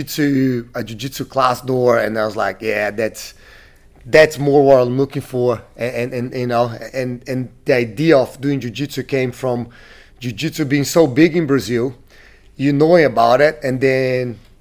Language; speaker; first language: English; non-native, fluent; Portuguese